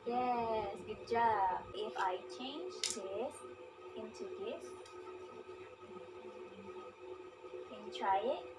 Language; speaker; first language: English; non-native, learner; Indonesian